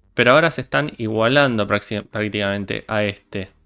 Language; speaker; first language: Spanish; native; Spanish